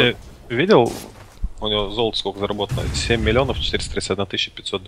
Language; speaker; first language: Russian; native; Russian